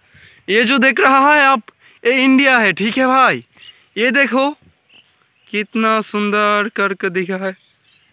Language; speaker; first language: Hindi; non-native, learner; Bangla